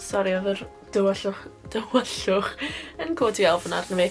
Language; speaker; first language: Welsh; non-native, local second language; English